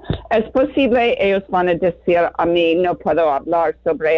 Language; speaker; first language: Spanish; non-native, learner; English